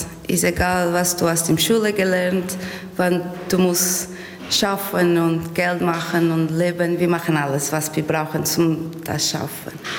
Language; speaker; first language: German; non-native, learner; Portuguese